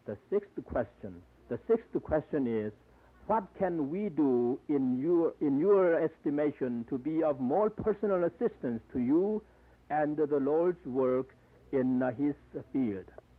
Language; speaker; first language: English; non-native, fluent; Korean